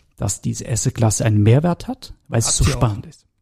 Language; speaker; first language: German; native; German